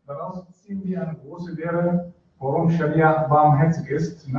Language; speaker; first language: German; non-native, fluent; Arabic